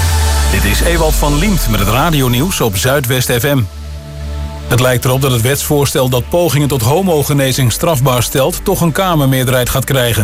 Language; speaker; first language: Dutch; native; Dutch